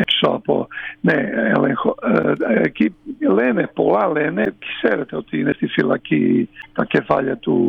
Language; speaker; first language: Greek; non-native, fluent; Serbian